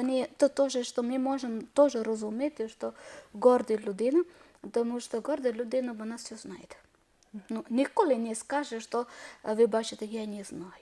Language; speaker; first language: Ukrainian; non-native, learner; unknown